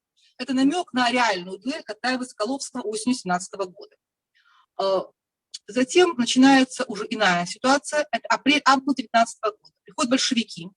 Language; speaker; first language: Russian; native; Russian